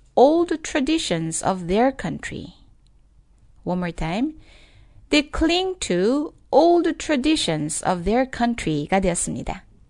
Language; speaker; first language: English; non-native, fluent; Korean